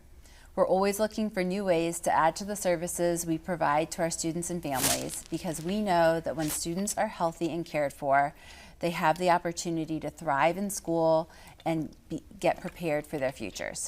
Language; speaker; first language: English; native; English